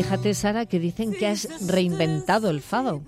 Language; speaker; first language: Spanish; native; Spanish